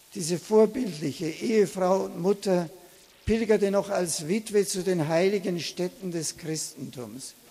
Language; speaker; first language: German; native; German